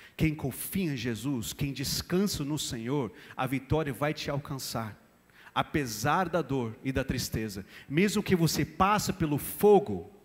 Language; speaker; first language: Portuguese; non-native, fluent; English